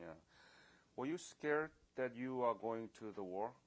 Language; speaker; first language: English; non-native, fluent; Korean